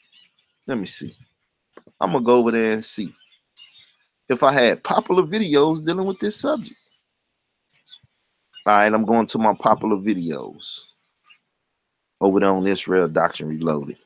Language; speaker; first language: English; native; English